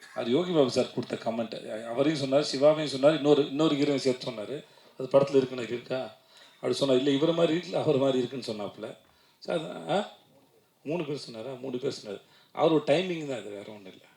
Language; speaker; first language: Tamil; native; Tamil